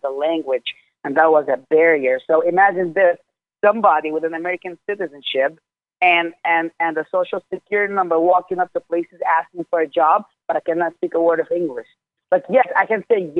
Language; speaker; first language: English; non-native, fluent; Arabic